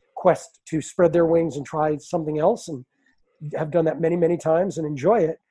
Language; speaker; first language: English; native; English